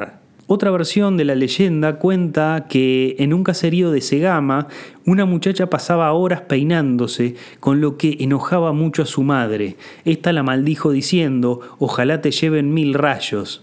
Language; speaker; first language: Spanish; native; Spanish